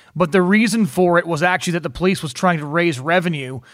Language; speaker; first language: English; native; English